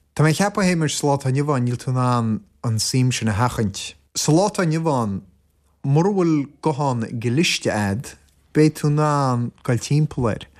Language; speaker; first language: Irish; native; Irish